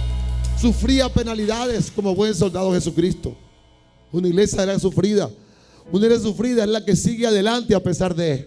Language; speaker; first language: Spanish; native; Spanish